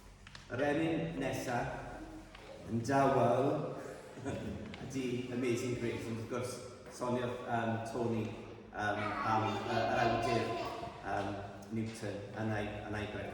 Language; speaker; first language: Welsh; non-native, learner; English